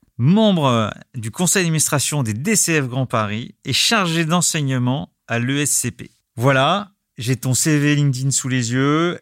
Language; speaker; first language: French; native; French